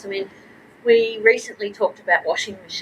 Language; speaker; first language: English; native; English